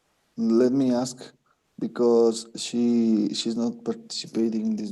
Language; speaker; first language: English; non-native, learner; Spanish